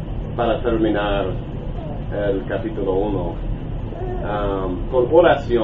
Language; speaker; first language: Spanish; non-native, learner; English